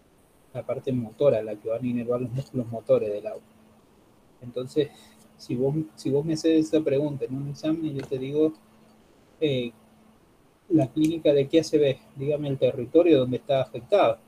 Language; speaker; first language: Spanish; native; Spanish